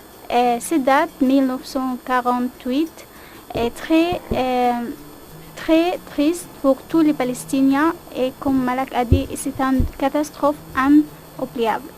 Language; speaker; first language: French; non-native, learner; Arabic